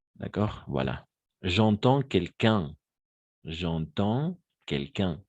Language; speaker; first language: French; non-native, fluent; Spanish